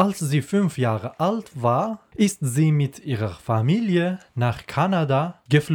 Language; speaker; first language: German; non-native, learner; Persian